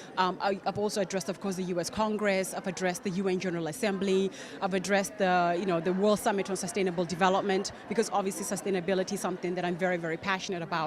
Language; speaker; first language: English; non-native, local second language; Tswana